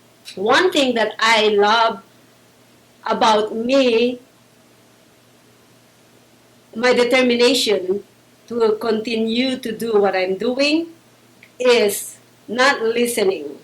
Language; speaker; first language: English; non-native, local second language; Filipino